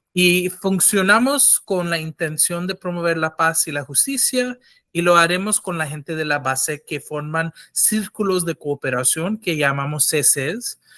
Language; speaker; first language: Spanish; non-native, fluent; English